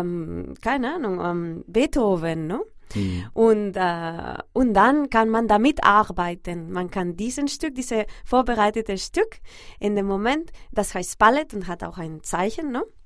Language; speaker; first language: German; non-native, fluent; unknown